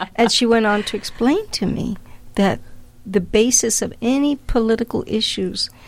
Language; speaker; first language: English; early bilingual, other home language; Spanish